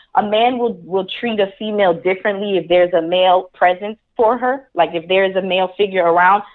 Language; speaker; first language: English; early bilingual, other home language; Spanish